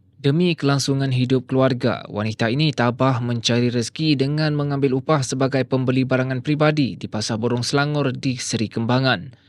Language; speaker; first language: Malay; native; Malay